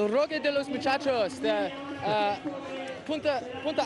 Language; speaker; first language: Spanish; non-native, learner; English